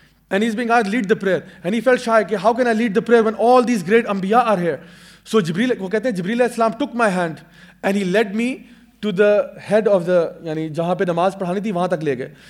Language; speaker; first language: English; non-native, local second language; Urdu